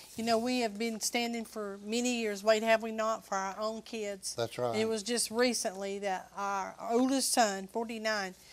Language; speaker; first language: English; native; English